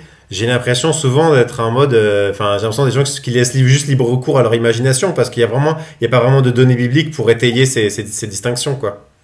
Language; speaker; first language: French; native; French